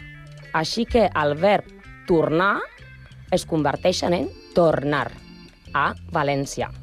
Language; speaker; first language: Catalan; non-native, learner; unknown